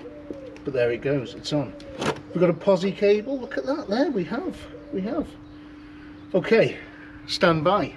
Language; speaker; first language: English; native; English